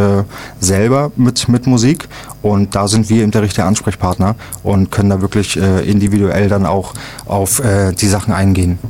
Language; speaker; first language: German; native; German